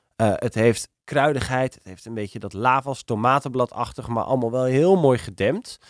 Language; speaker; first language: Dutch; native; Dutch